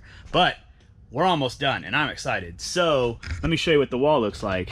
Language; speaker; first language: English; native; English